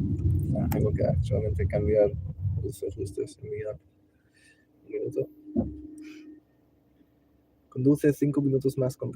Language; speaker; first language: Spanish; non-native, learner; English